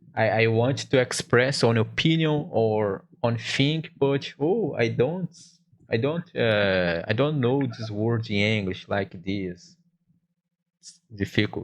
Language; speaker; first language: English; non-native, learner; Portuguese